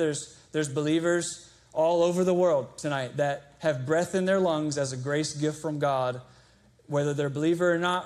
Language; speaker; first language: English; native; English